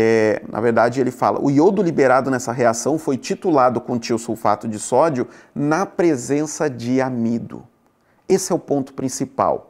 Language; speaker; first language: Portuguese; native; Portuguese